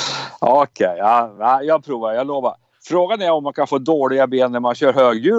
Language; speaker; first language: Swedish; native; Swedish